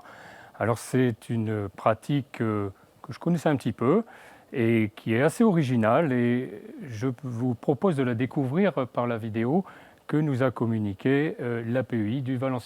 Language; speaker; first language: French; native; French